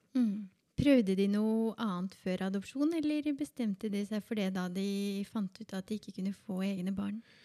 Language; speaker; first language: Norwegian; native; Norwegian